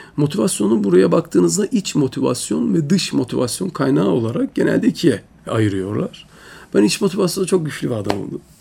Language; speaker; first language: Turkish; early bilingual, heritage; Turkish